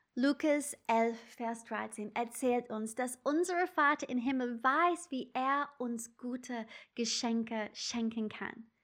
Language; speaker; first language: German; non-native, fluent; English